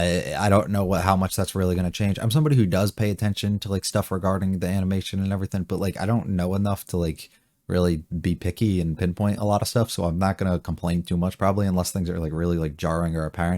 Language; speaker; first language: English; native; English